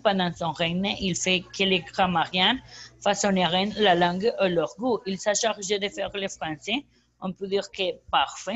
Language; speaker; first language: French; non-native, learner; Spanish